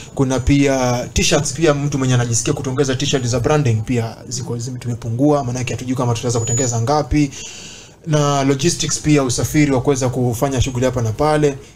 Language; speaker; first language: Swahili; non-native, local second language; Luo (Kenya and Tanzania)